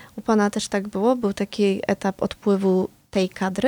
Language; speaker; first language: Polish; native; Polish